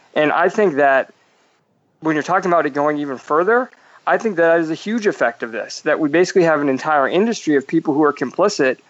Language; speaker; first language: English; native; English